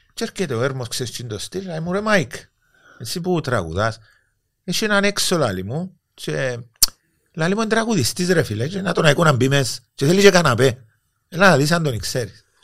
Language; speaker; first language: Greek; native; Greek